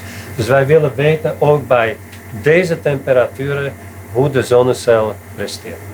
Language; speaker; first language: Dutch; non-native, fluent; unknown